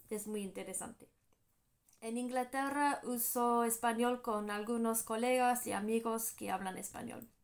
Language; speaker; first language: Spanish; non-native, fluent; English